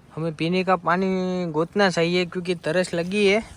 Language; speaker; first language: Hindi; non-native, local second language; Gujarati